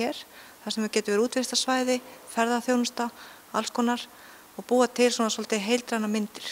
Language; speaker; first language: Icelandic; native; Icelandic